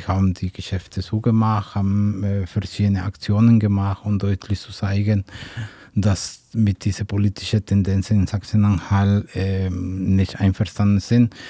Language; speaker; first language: German; non-native, fluent; Spanish